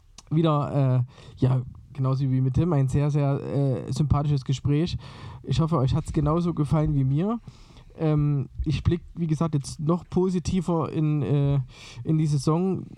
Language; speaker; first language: German; native; German